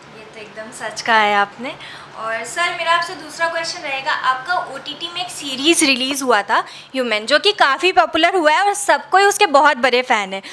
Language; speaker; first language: Hindi; native; Hindi